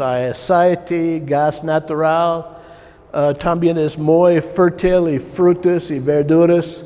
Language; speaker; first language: Spanish; non-native, learner; English